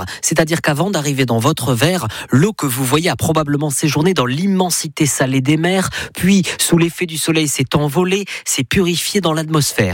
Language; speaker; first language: French; native; French